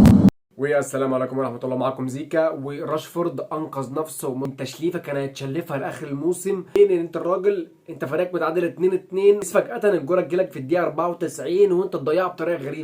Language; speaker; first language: Arabic; native; Arabic